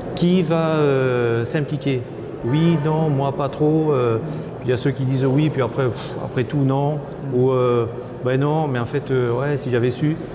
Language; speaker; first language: French; native; French